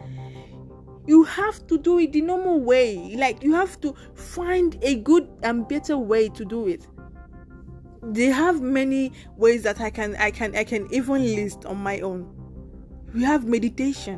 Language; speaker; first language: English; non-native, local second language; Nigerian Pidgin